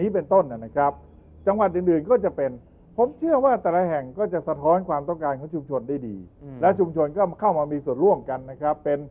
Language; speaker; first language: Thai; native; Thai